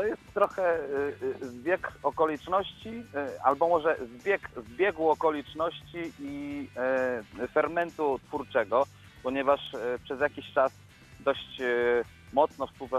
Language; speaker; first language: Polish; native; Polish